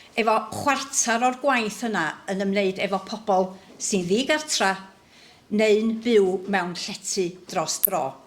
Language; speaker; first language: Welsh; native; Welsh